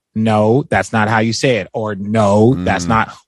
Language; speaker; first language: English; native; English